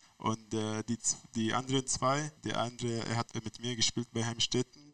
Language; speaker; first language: German; non-native, learner; Arabic